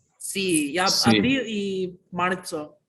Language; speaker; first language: Spanish; non-native, learner; English